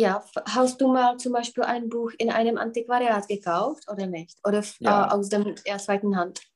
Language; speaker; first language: German; non-native, fluent; Czech